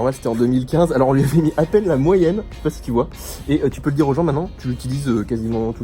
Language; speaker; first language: French; native; French